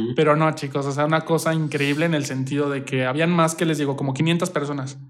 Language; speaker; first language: Spanish; native; Spanish